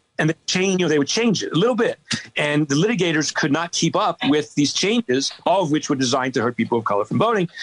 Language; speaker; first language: English; native; English